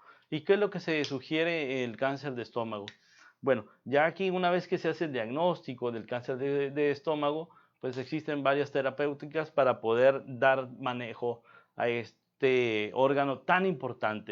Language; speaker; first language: Spanish; native; Spanish